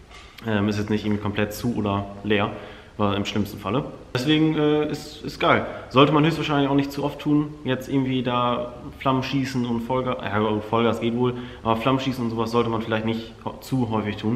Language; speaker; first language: German; native; German